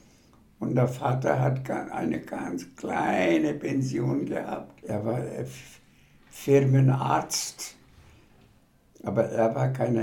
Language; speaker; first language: German; non-native, fluent; Bangla